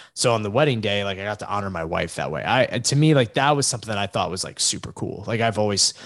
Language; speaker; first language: English; native; English